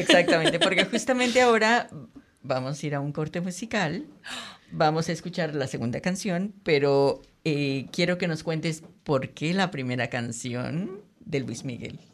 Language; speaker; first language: Spanish; native; Spanish